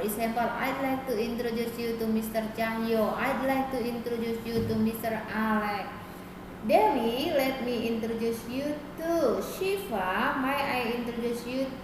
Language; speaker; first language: English; non-native, fluent; Indonesian